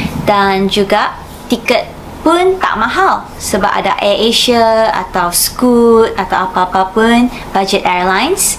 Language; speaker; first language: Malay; non-native, fluent; Japanese